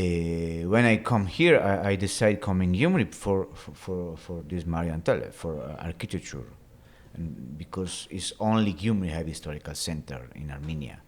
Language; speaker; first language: English; non-native, learner; Italian